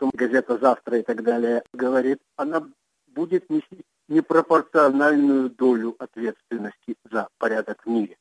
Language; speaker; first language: Russian; native; Russian